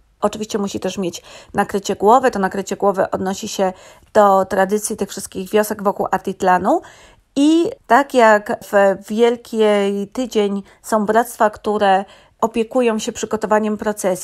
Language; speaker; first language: Polish; native; Polish